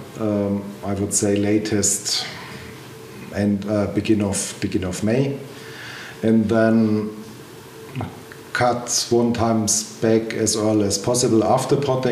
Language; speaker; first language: English; non-native, learner; German